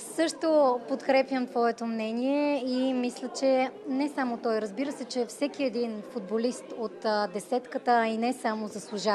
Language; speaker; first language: Bulgarian; native; Bulgarian